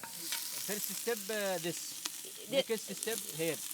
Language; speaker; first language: English; non-native, learner; Arabic